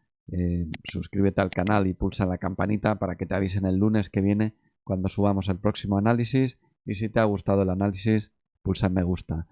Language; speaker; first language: Spanish; native; Spanish